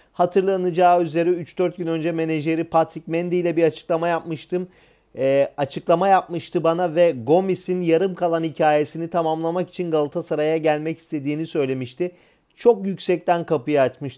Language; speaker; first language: Turkish; native; Turkish